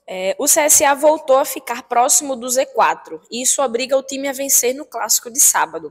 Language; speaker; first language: Portuguese; native; Portuguese